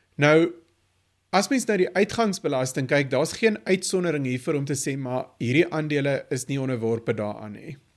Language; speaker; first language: Afrikaans; native; Afrikaans